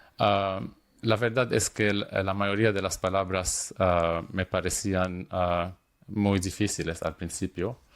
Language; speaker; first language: Spanish; non-native, fluent; Arabic